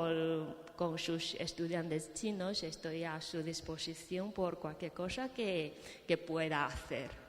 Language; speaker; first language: Spanish; non-native, fluent; Chinese